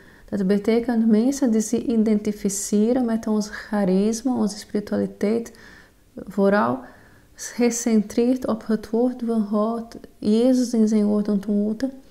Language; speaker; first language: Dutch; non-native, fluent; Portuguese